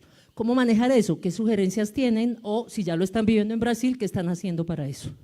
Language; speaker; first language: Spanish; native; Spanish